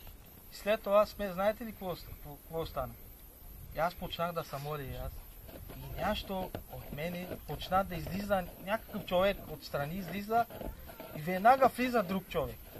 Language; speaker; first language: Bulgarian; non-native, local second language; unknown